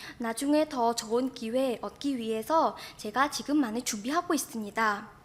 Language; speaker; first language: Korean; non-native, fluent; Vietnamese